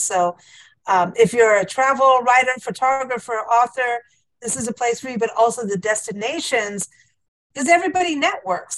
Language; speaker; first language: English; native; English